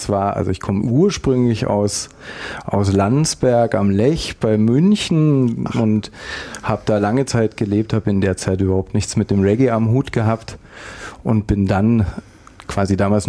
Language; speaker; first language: German; native; German